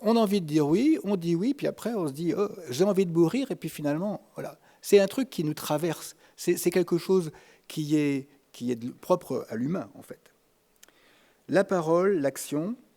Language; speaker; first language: French; native; French